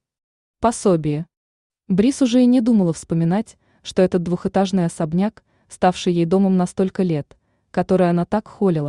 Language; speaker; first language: Russian; native; Russian